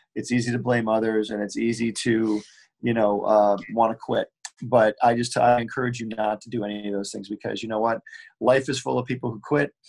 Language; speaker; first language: English; native; English